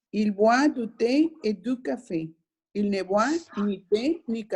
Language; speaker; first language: French; non-native, learner; Spanish